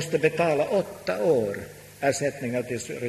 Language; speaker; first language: Swedish; non-native, local second language; Finnish